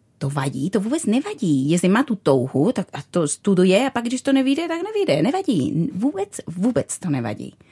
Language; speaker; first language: Czech; non-native, fluent; Spanish